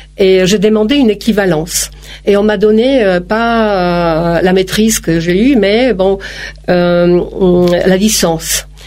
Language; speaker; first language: French; non-native, fluent; Polish